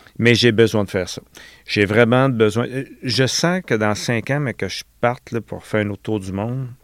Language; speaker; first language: French; native; French